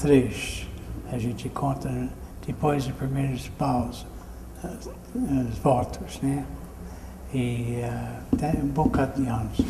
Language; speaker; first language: Portuguese; non-native, fluent; English